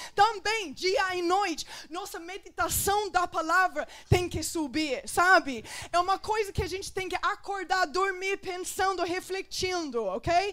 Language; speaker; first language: Portuguese; non-native, fluent; English